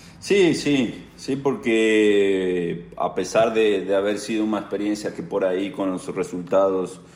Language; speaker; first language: Portuguese; non-native, learner; Spanish